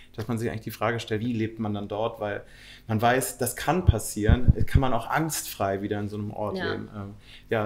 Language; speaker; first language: German; native; German